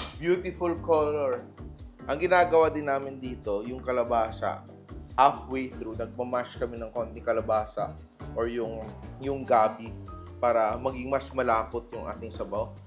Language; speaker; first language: Filipino; non-native, local second language; Cebuano